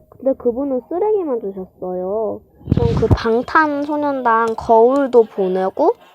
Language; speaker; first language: Korean; native; Korean